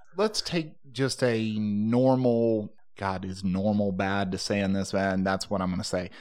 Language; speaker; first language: English; native; English